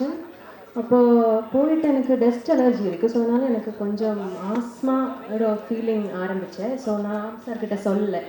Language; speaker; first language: Tamil; non-native, learner; Malayalam